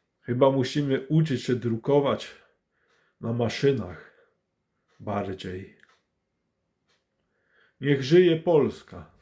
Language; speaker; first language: Polish; early bilingual, heritage; English